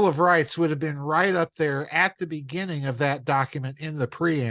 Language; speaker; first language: English; native; English